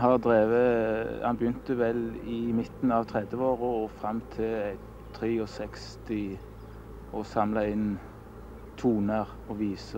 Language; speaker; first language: Norwegian; native; Norwegian